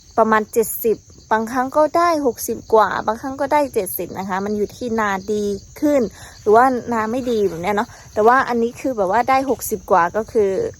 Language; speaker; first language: Thai; non-native, local second language; Shan